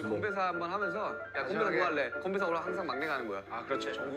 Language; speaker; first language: Korean; native; Korean